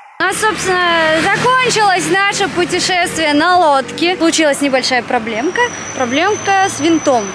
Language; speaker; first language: Russian; native; Russian